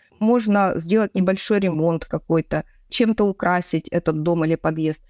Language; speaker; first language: Russian; native; Russian